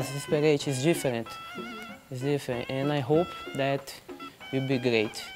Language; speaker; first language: English; non-native, learner; Portuguese